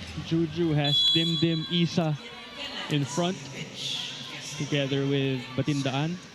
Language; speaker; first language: English; non-native, local second language; Filipino